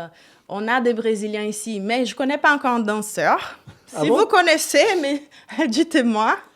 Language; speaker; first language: French; non-native, fluent; Portuguese